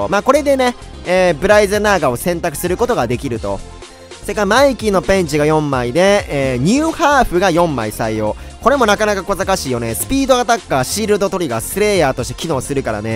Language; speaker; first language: Japanese; native; Japanese